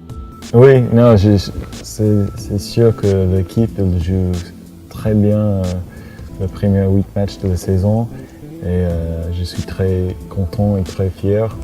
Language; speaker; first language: French; non-native, fluent; English